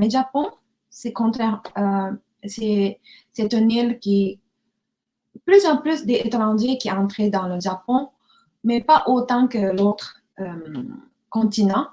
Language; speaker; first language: French; non-native, learner; Japanese